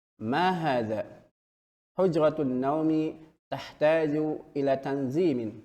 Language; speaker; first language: Arabic; non-native, fluent; Indonesian